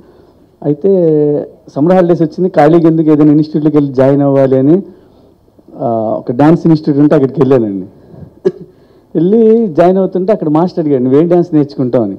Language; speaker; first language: Telugu; native; Telugu